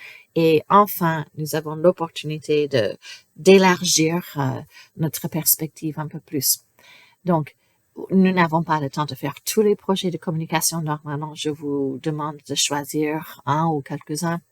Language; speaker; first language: French; non-native, fluent; English